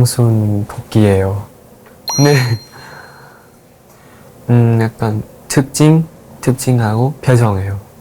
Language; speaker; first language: Korean; non-native, learner; Thai